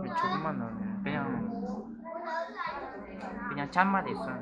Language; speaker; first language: Korean; non-native, learner; Vietnamese